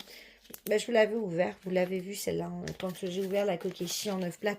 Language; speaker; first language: French; native; French